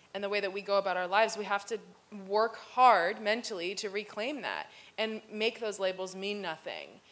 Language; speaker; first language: English; native; English